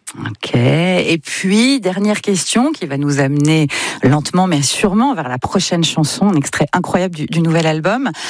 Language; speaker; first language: French; native; French